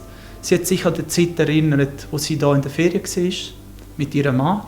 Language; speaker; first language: German; non-native, local second language; Italian